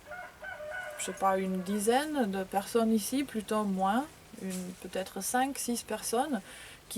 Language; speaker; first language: French; non-native, fluent; Croatian